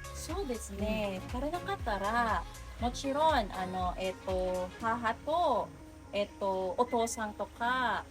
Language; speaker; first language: Japanese; non-native, learner; Filipino